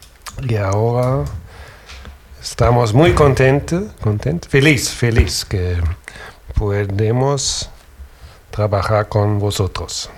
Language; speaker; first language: Spanish; non-native, learner; German